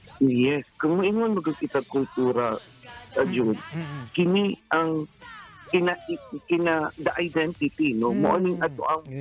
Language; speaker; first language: Cebuano; native; Cebuano